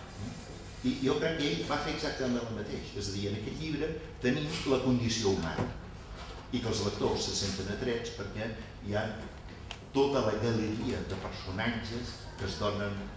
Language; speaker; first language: Catalan; non-native, fluent; English